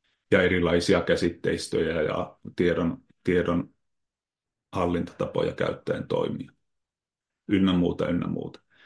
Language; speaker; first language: Finnish; native; Finnish